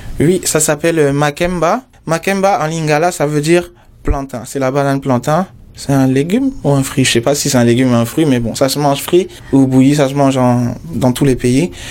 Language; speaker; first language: French; non-native, local second language; Mossi